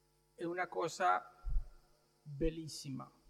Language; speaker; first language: Italian; non-native, learner; Spanish